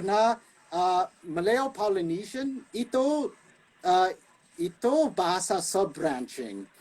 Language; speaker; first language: Indonesian; non-native, fluent; English